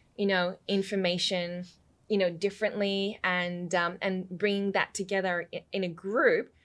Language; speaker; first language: English; native; English